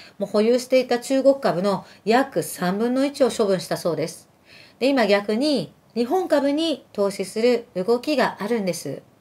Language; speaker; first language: Japanese; early bilingual, other home language; Arabic